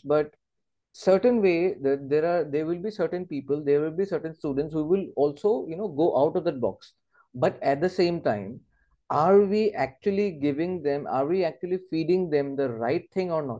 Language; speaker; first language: English; non-native, local second language; Assamese